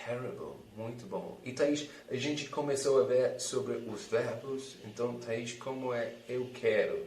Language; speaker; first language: Portuguese; non-native, fluent; English